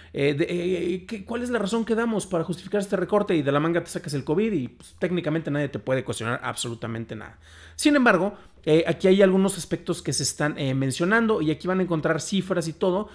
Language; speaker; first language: Spanish; native; Spanish